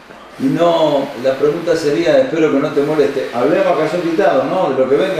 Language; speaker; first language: Spanish; native; Spanish